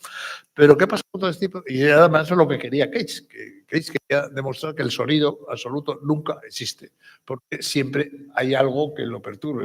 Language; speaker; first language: Spanish; native; Spanish